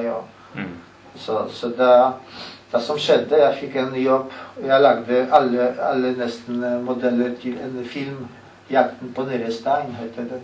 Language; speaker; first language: Norwegian; non-native, learner; Polish